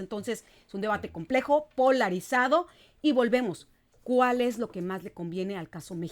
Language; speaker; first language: Spanish; native; Spanish